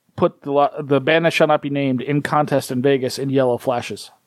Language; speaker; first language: English; native; English